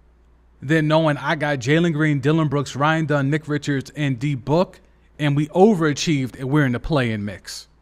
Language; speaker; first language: English; native; English